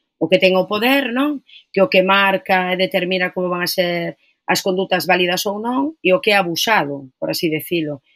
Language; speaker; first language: Galician; non-native, local second language; Spanish